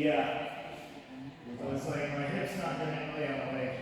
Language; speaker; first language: English; native; English